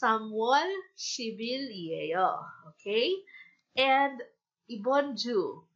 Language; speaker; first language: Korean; non-native, fluent; Filipino